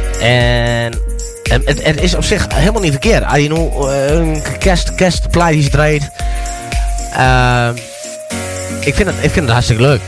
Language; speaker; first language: Dutch; native; Dutch